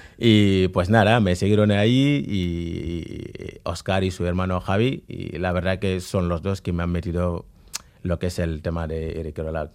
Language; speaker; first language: Spanish; non-native, fluent; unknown